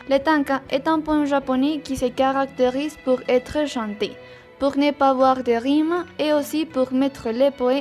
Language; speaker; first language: French; non-native, learner; Spanish